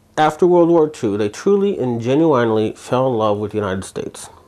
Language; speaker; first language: English; native; English